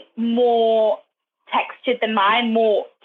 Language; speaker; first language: English; non-native, fluent; German